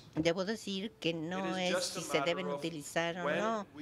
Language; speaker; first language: Spanish; non-native, fluent; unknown